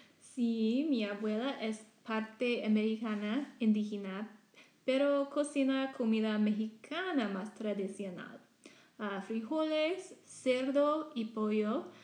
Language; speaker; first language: Spanish; non-native, learner; English